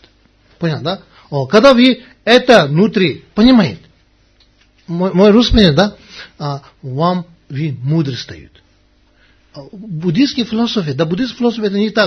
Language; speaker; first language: Russian; non-native, learner; Tibetan